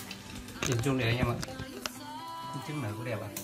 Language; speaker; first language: Vietnamese; native; Vietnamese